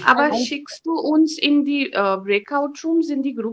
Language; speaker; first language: German; non-native, fluent; Hindi